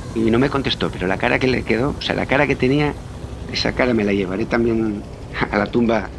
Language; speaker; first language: Spanish; native; Spanish